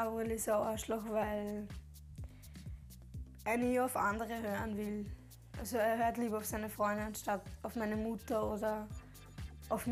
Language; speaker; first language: German; early bilingual, other home language; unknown